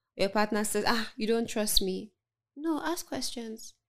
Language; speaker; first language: English; non-native, local second language; Yoruba